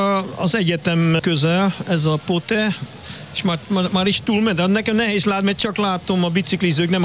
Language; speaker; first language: Hungarian; non-native, fluent; Dutch